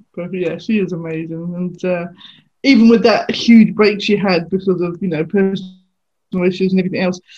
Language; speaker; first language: English; native; English